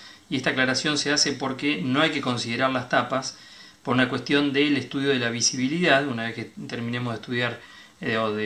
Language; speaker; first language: Spanish; native; Spanish